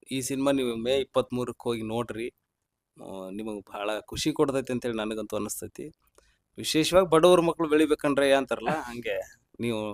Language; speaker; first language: Kannada; native; Kannada